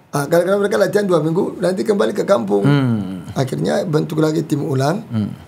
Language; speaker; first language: Indonesian; non-native, fluent; French